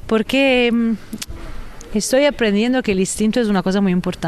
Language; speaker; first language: Spanish; non-native, fluent; Italian